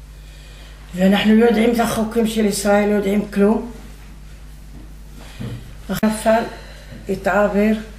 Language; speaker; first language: Hebrew; non-native, fluent; Arabic